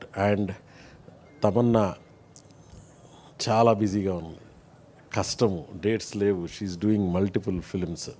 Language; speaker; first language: Telugu; native; Telugu